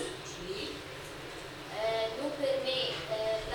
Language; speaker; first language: French; non-native, learner; Arabic